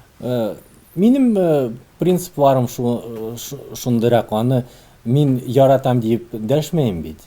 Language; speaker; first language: Tatar; early bilingual, heritage; Tatar